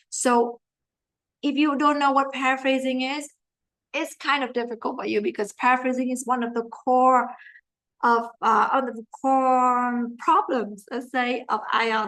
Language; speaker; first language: English; non-native, fluent; Vietnamese